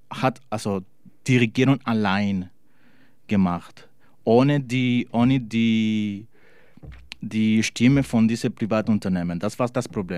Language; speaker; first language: German; non-native, learner; Spanish